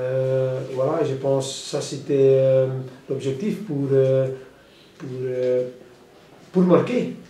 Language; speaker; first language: French; non-native, local second language; Dutch